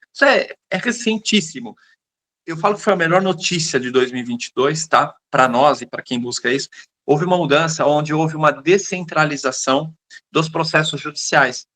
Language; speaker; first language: Portuguese; native; Portuguese